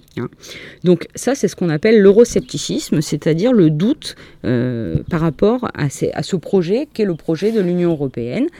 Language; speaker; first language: French; native; French